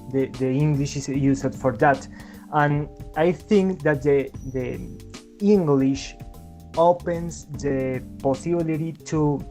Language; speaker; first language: English; non-native, learner; Spanish